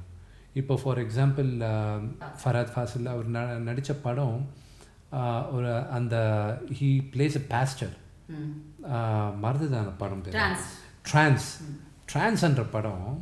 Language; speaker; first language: Tamil; non-native, local second language; Telugu